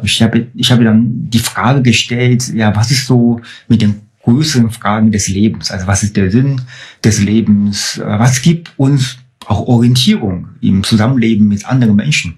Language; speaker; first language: German; non-native, fluent; Chinese